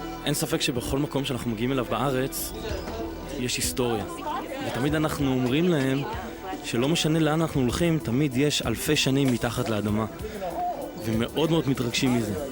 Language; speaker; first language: Hebrew; native; Hebrew